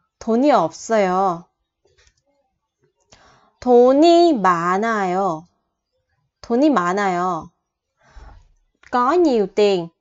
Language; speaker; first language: Korean; non-native, fluent; Vietnamese